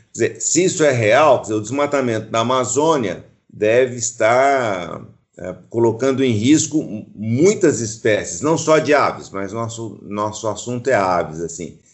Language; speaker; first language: Portuguese; native; Portuguese